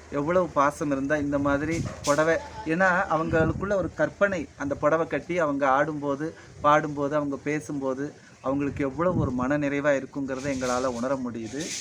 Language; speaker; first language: Tamil; native; Tamil